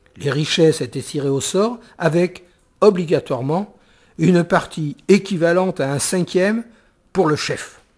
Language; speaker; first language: French; native; French